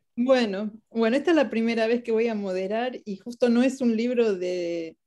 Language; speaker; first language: Spanish; native; Spanish